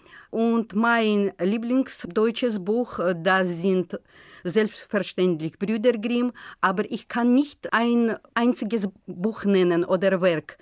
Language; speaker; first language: German; non-native, fluent; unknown